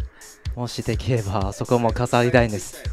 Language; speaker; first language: Japanese; non-native, fluent; Chinese